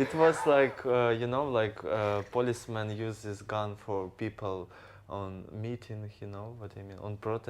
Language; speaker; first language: English; non-native, learner; Ukrainian